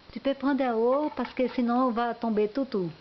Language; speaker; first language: French; non-native, learner; Portuguese